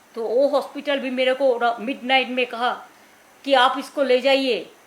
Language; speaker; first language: Hindi; non-native, local second language; Bangla